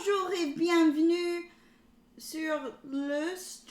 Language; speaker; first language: French; non-native, learner; English